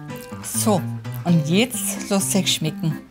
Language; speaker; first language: German; native; German